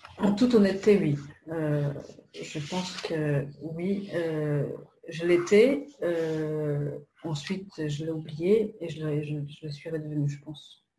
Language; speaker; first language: French; non-native, fluent; Polish